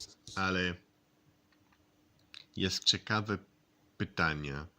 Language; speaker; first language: Polish; non-native, learner; English